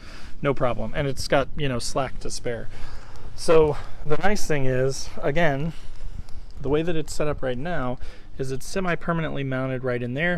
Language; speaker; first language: English; native; English